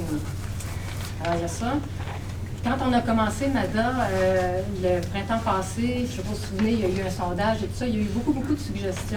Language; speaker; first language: French; native; French